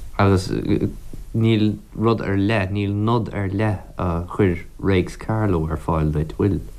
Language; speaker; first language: Irish; native; Irish